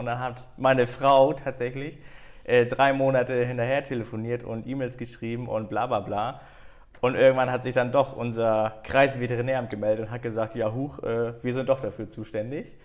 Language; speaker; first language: German; native; German